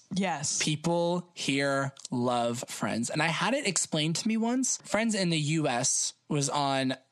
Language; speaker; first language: English; native; English